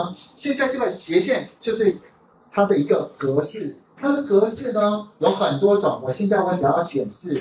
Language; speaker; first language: Chinese; native; Chinese